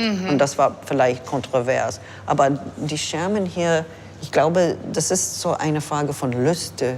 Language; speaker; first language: German; non-native, fluent; English